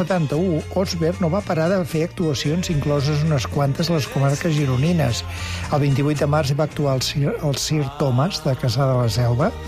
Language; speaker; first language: Catalan; native; Catalan